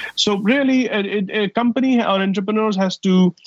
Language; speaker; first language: English; non-native, fluent; Arabic